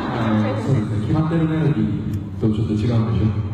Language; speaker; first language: Japanese; non-native, learner; Korean